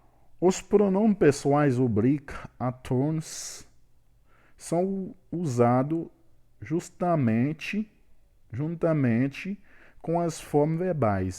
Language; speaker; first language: Portuguese; non-native, learner; Haitian Creole